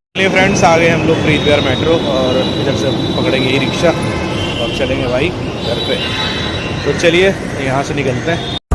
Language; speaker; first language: Hindi; native; Hindi